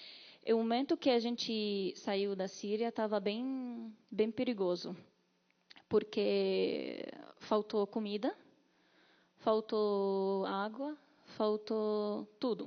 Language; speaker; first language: Portuguese; non-native, learner; Arabic